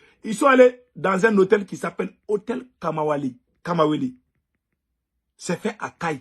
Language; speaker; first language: French; non-native, local second language; Bambara